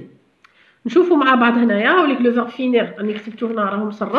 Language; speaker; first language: Arabic; native; Arabic